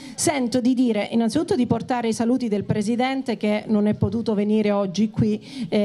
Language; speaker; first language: Italian; native; Italian